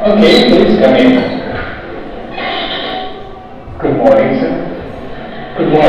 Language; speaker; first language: English; non-native, learner; Indonesian